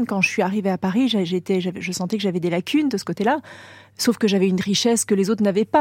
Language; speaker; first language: French; native; French